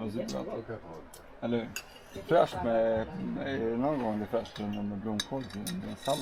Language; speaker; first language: Swedish; native; Swedish